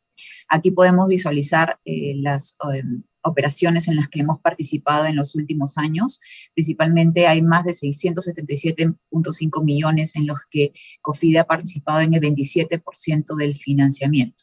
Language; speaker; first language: Spanish; native; Spanish